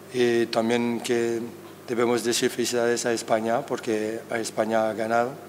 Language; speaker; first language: Spanish; non-native, learner; French